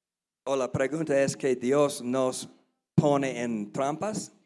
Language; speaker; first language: Spanish; non-native, learner; English